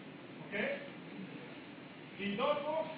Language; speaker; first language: Italian; non-native, learner; Romanian